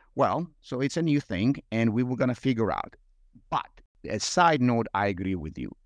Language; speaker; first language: English; non-native, fluent; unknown